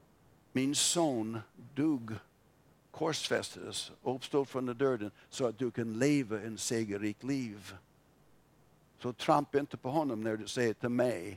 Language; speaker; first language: Swedish; non-native, fluent; English